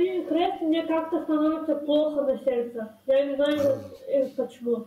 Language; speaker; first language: Russian; non-native, fluent; Lezghian